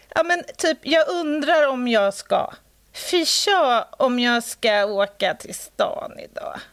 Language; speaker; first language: Swedish; native; Swedish